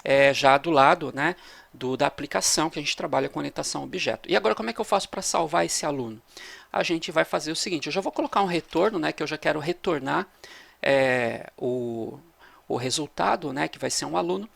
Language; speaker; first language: Portuguese; native; Portuguese